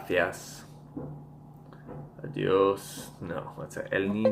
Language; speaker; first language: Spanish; non-native, learner; English